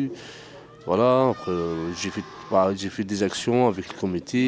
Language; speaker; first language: French; non-native, local second language; Arabic